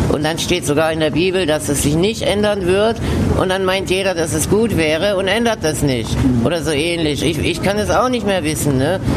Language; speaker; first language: German; native; German